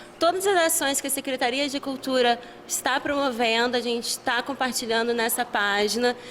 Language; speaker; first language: Portuguese; native; Portuguese